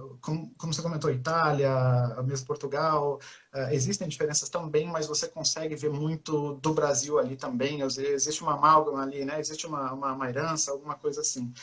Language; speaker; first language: Portuguese; native; Portuguese